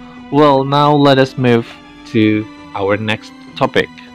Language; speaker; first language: English; non-native, fluent; Indonesian